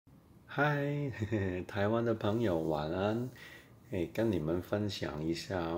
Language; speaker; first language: Chinese; non-native, fluent; Cantonese